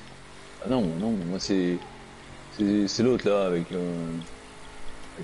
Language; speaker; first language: French; native; French